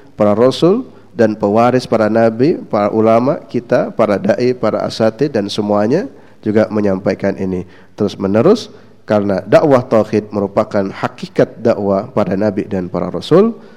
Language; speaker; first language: Indonesian; native; Indonesian